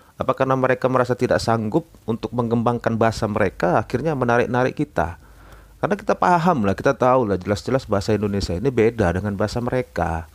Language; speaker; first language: Indonesian; native; Indonesian